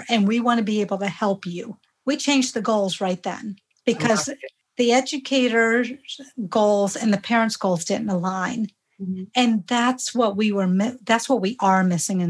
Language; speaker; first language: English; early bilingual, other home language; Hindi